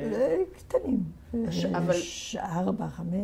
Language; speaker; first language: Hebrew; non-native, fluent; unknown